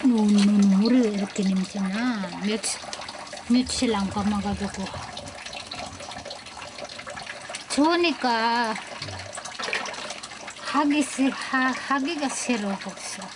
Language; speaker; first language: Korean; non-native, learner; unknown